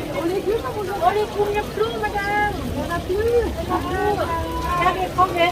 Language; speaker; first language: French; non-native, learner; Thai